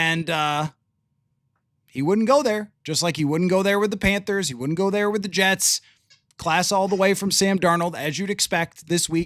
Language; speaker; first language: English; native; English